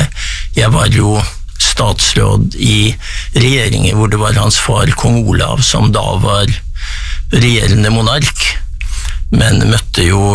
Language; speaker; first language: Norwegian; native; Norwegian